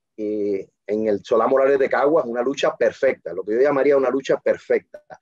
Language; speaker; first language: Spanish; native; Spanish